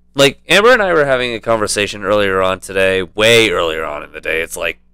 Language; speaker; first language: English; native; English